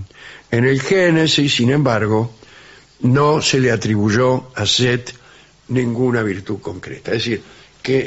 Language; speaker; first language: Spanish; native; Spanish